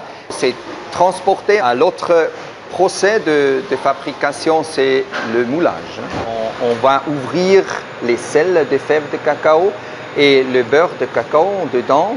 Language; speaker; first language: French; non-native, local second language; German